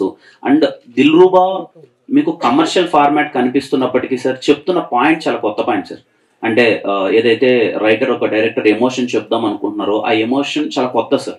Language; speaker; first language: Telugu; native; Telugu